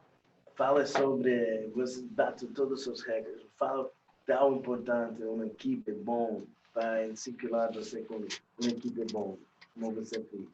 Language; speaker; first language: Portuguese; non-native, fluent; English